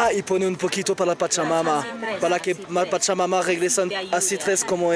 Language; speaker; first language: Spanish; non-native, learner; French